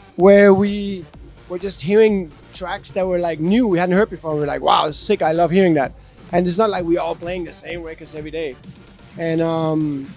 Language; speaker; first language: English; non-native, fluent; Danish